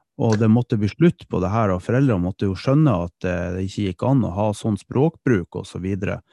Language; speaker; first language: Norwegian; early bilingual, other home language; Dutch